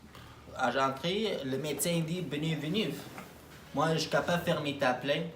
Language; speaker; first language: French; non-native, learner; Arabic